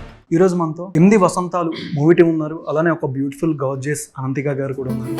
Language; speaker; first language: Telugu; native; Telugu